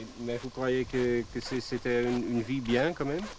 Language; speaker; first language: French; non-native, fluent; Dutch